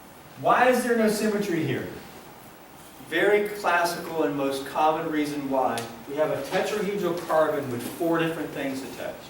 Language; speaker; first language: English; native; English